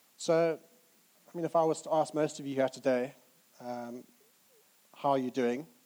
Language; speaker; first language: English; native; English